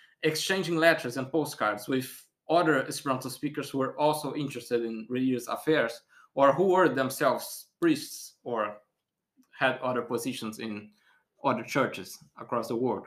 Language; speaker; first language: English; non-native, fluent; Portuguese